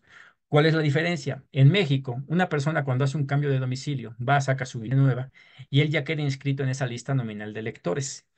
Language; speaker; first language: Spanish; native; Spanish